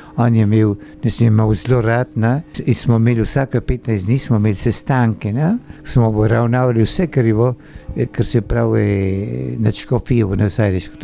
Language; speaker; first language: Slovenian; early bilingual, heritage; Slovenian